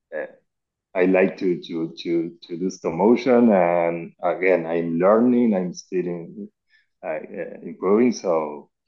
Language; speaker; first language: English; non-native, learner; Spanish